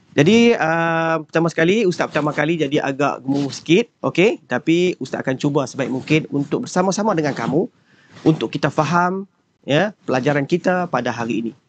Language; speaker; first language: Malay; native; Malay